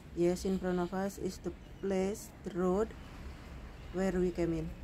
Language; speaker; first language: English; non-native, learner; Indonesian